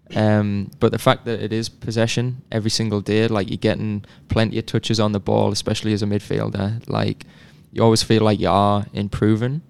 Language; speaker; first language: English; native; English